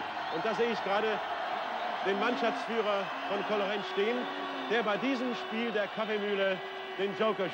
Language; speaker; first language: German; native; German